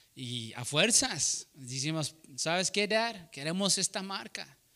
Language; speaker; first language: Spanish; early bilingual, heritage; Spanish